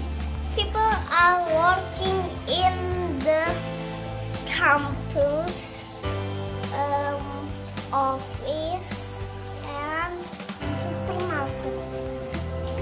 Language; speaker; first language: English; non-native, learner; Indonesian